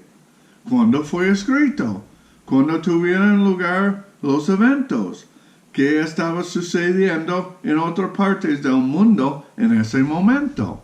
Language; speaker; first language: Spanish; non-native, fluent; English